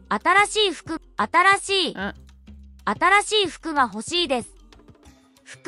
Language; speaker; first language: Japanese; non-native, learner; English